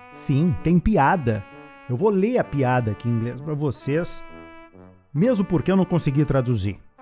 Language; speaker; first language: Portuguese; native; Portuguese